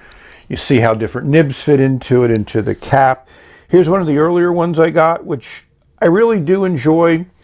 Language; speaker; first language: English; native; English